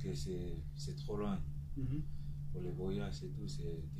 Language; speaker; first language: French; non-native, learner; Tongan